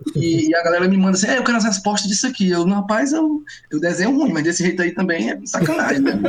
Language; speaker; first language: Portuguese; native; Portuguese